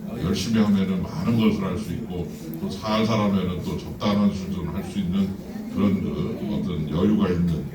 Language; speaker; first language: Korean; native; Korean